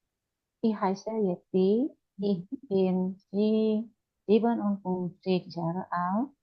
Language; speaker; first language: German; non-native, learner; Indonesian